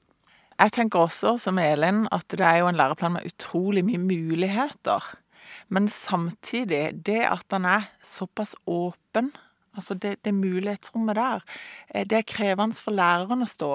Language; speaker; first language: Norwegian; native; Norwegian